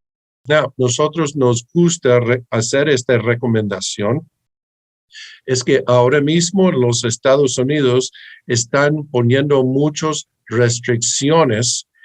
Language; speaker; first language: Spanish; early bilingual, heritage; English